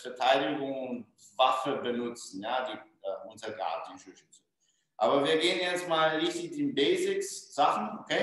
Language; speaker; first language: German; non-native, fluent; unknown